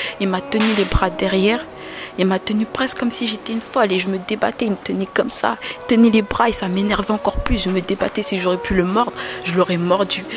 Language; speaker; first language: French; early bilingual, other home language; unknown